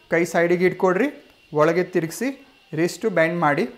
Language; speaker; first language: Kannada; non-native, local second language; Gujarati